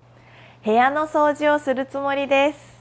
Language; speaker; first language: Japanese; non-native, fluent; Korean